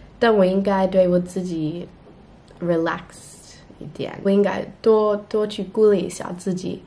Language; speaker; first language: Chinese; non-native, fluent; English